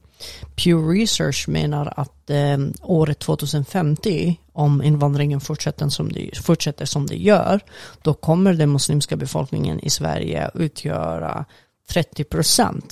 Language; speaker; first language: Swedish; non-native, fluent; Arabic